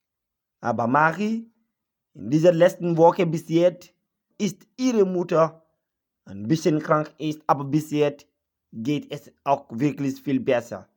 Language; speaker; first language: German; non-native, learner; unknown